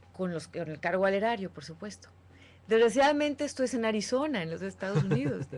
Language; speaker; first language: Spanish; native; Spanish